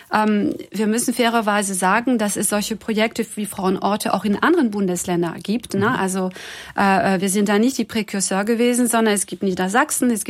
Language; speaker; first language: German; non-native, fluent; French